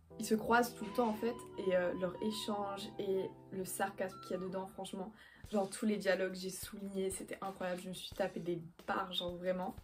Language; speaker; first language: French; native; French